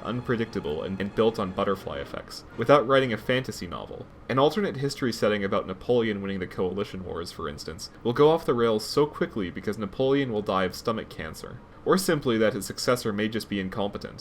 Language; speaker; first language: English; native; English